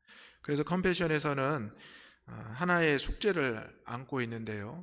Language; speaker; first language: Korean; native; Korean